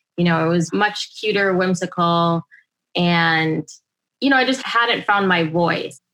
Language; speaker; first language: English; native; English